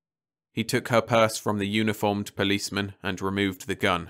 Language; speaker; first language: English; native; English